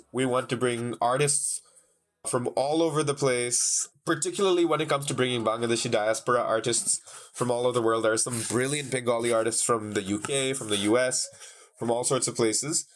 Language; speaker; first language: English; non-native, local second language; Bangla